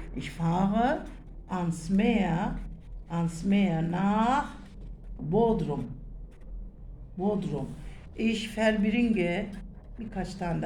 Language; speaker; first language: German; non-native, learner; Turkish